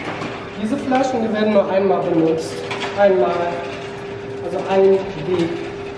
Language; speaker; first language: German; native; German